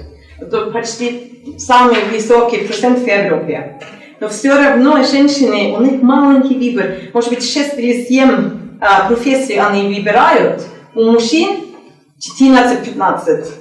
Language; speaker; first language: Russian; non-native, learner; Norwegian